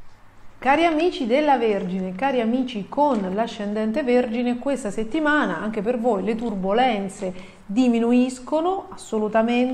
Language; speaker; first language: Italian; native; Italian